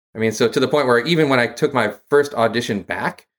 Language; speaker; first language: English; native; English